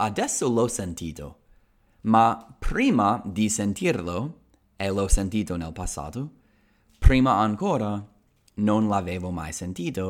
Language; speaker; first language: Italian; non-native, fluent; English